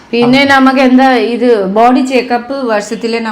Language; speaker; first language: Malayalam; non-native, fluent; Nepali